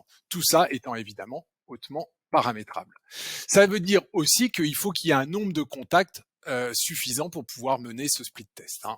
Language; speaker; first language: French; native; French